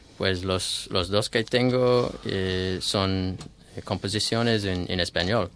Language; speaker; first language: Spanish; non-native, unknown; English